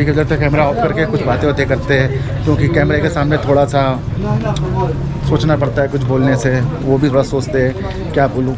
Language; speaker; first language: Hindi; native; Hindi